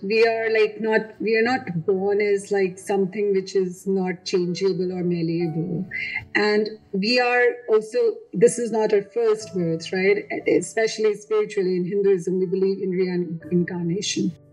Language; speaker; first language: English; non-native, local second language; Hindi